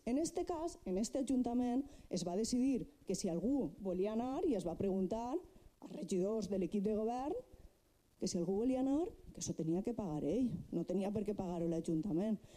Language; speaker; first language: Catalan; non-native, local second language; Spanish